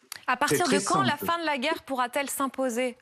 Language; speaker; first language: French; native; French